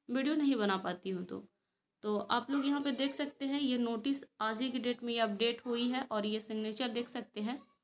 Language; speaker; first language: Hindi; native; Hindi